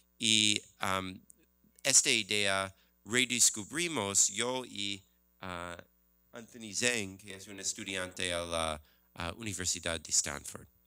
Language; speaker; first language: Spanish; non-native, learner; English